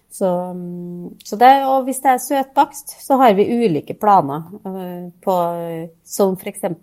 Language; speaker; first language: Norwegian; native; Norwegian